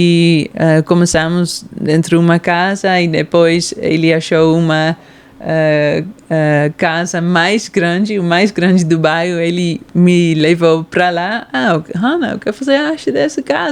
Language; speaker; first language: Portuguese; non-native, fluent; Dutch